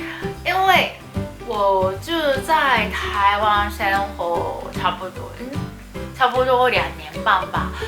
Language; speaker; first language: Chinese; non-native, fluent; Japanese